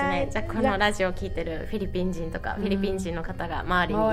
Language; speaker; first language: Japanese; native; Japanese